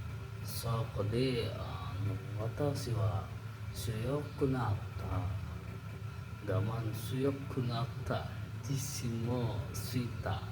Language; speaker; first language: Japanese; non-native, learner; Indonesian